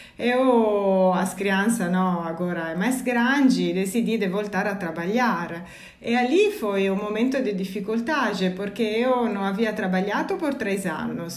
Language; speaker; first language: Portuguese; non-native, learner; Italian